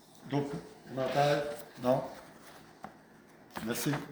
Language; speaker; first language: French; native; French